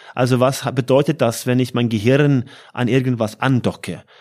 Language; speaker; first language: German; non-native, fluent; Norwegian